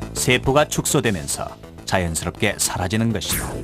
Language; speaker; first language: Korean; native; Korean